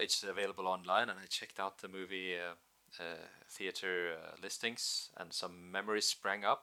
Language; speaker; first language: English; non-native, fluent; Norwegian